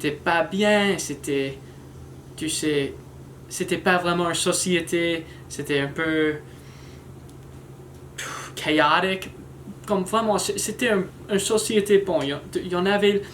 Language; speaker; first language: French; non-native, learner; English